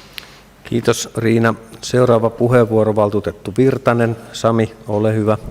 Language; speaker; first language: Finnish; native; Finnish